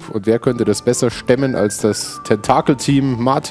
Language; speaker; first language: German; native; German